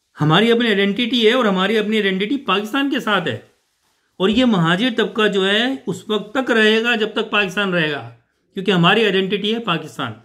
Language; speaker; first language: Urdu; native; Urdu